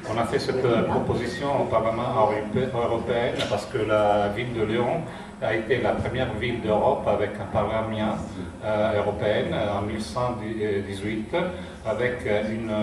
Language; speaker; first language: French; non-native, fluent; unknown